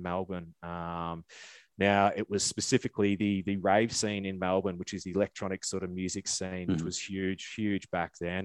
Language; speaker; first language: English; native; English